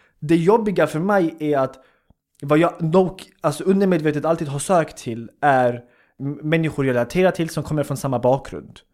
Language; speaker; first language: Swedish; early bilingual, other home language; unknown